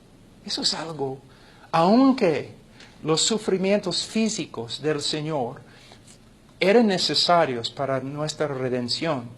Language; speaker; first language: Spanish; non-native, fluent; English